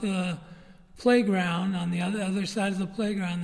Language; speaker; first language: English; native; English